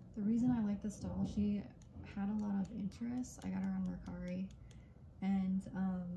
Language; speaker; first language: English; native; English